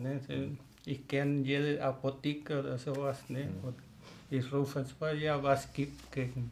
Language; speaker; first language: German; non-native, learner; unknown